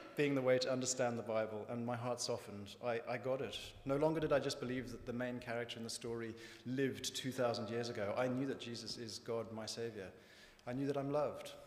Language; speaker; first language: English; native; English